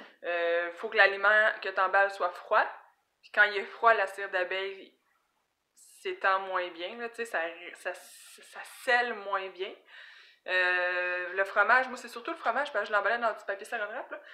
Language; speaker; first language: French; native; French